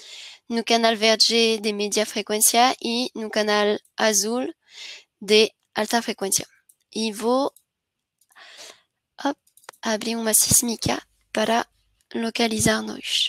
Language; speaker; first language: Spanish; non-native, learner; French